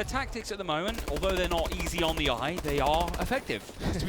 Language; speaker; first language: English; native; English